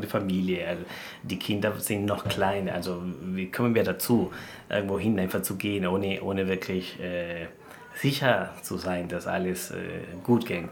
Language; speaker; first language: German; non-native, fluent; Spanish